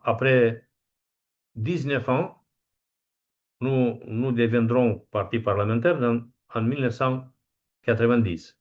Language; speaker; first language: French; non-native, fluent; Romanian